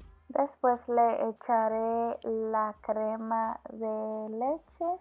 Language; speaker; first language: Spanish; early bilingual, heritage; Spanish